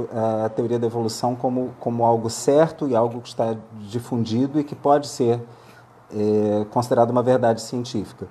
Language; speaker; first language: Portuguese; native; Portuguese